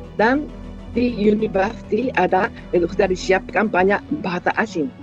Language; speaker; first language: Indonesian; non-native, fluent; Japanese